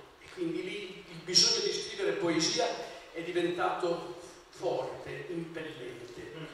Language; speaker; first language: Italian; non-native, local second language; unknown